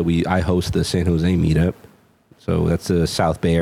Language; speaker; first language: English; native; English